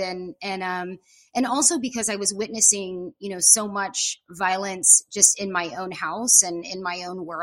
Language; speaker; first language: English; native; English